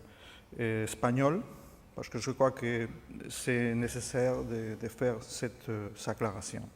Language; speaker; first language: French; non-native, fluent; Spanish